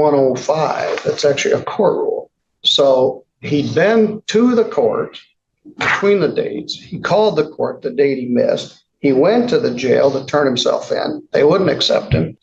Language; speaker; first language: English; native; English